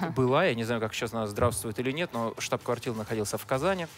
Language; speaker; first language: Russian; native; Russian